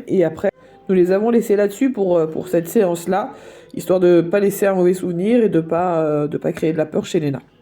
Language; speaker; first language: French; native; French